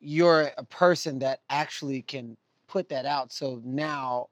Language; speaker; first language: English; native; English